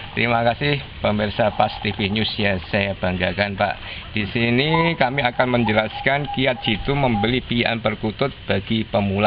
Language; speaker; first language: Indonesian; non-native, local second language; Javanese